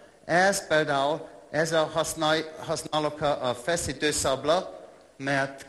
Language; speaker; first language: Hungarian; non-native, learner; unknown